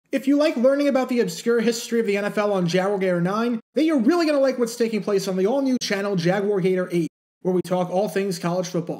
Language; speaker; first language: English; native; English